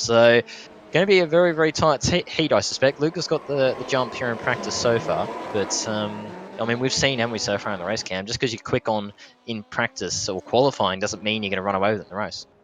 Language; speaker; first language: English; native; English